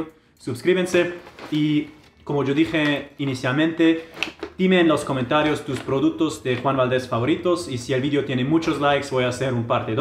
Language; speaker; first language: Spanish; non-native, fluent; German